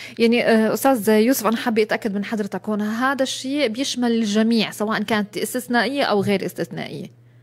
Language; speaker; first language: Arabic; native; Arabic